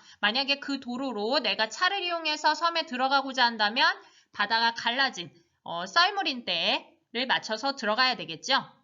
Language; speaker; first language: Korean; native; Korean